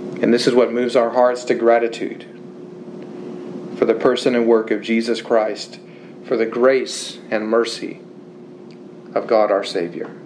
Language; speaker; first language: English; native; English